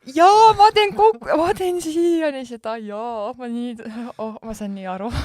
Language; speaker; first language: Estonian; native; Estonian